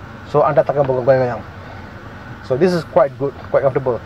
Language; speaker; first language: English; non-native, local second language; Tamil